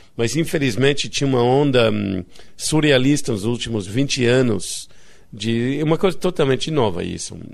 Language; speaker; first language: Portuguese; non-native, fluent; English